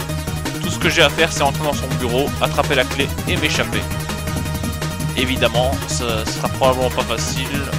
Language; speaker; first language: French; native; French